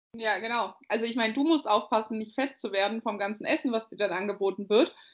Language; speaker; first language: German; native; German